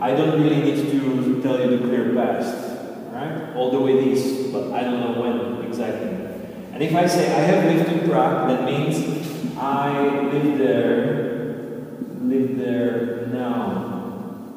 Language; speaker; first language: English; non-native, fluent; Czech